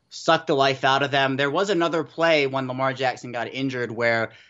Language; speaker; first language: English; native; English